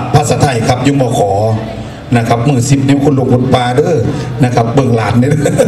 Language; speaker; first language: Thai; non-native, local second language; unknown